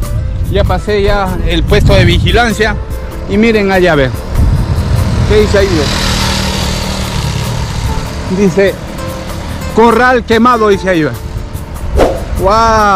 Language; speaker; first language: Spanish; native; Spanish